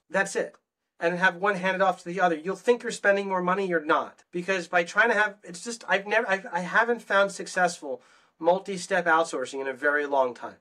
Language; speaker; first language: English; native; English